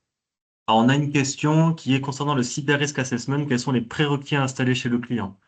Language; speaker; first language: French; native; French